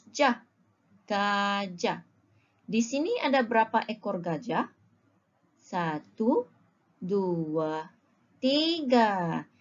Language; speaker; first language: Malay; non-native, local second language; Chinese